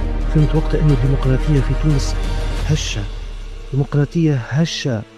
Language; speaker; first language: Arabic; native; Arabic